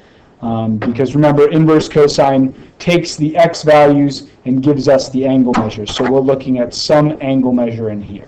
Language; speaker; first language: English; native; English